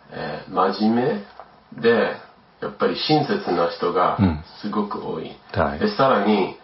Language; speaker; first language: Japanese; early bilingual, other home language; English